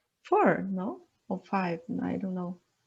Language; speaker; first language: English; non-native, learner; Spanish